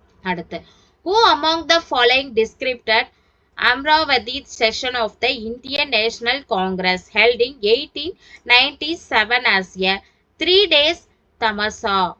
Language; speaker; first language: English; non-native, local second language; Tamil